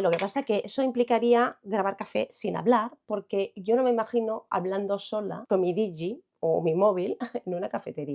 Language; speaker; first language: Spanish; native; Spanish